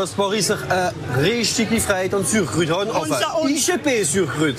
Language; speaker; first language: German; native; German